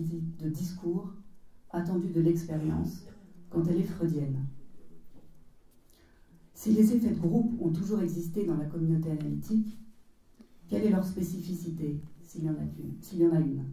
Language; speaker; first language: French; native; French